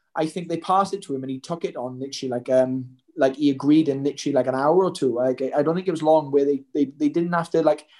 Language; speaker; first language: English; native; English